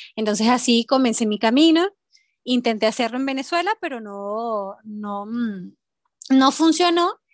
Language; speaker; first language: Spanish; native; Spanish